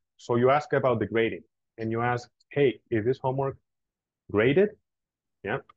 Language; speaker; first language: English; non-native, fluent; Spanish